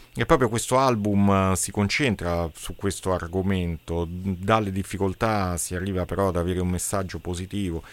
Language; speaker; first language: Italian; native; Italian